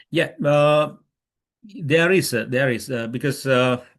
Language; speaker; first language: English; non-native, local second language; Sinhala